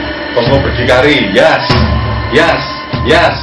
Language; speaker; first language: Indonesian; native; Indonesian